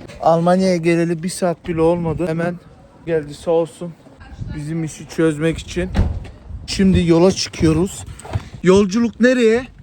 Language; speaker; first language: Turkish; early bilingual, heritage; Turkish